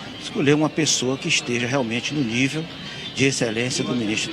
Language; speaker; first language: Portuguese; native; Portuguese